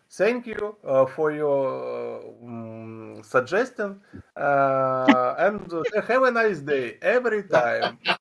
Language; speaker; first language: English; non-native, learner; Russian